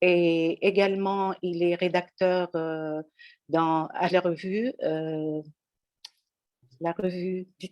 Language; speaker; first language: French; non-native, local second language; Arabic